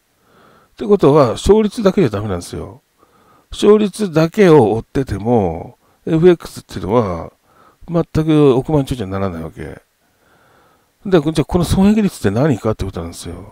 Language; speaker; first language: Japanese; native; Japanese